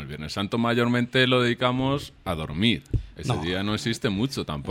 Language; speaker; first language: Spanish; native; Spanish